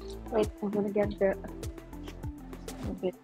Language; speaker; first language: English; non-native, learner; Indonesian